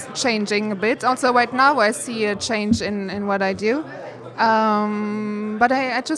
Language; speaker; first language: English; non-native, fluent; Luxembourgish